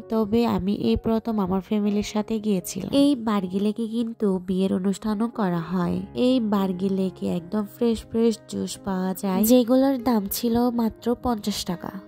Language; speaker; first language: Bangla; non-native, local second language; Chakma